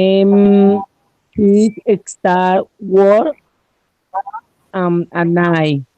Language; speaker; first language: English; non-native, learner; Spanish